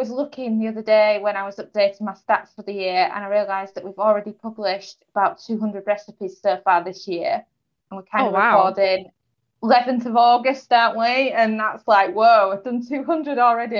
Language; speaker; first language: English; native; English